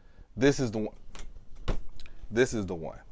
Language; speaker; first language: English; native; English